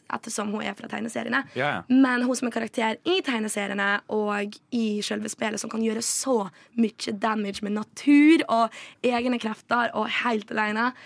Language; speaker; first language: Norwegian; native; Norwegian